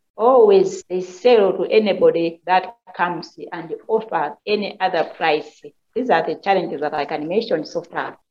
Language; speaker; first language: English; non-native, local second language; Nyanja